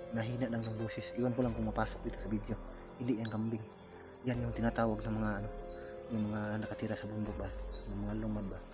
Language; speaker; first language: Filipino; non-native, local second language; Cebuano